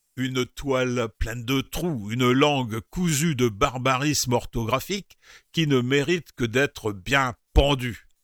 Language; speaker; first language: French; native; French